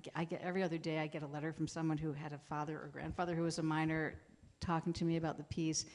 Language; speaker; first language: English; native; English